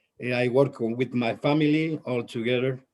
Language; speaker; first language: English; non-native, learner; Spanish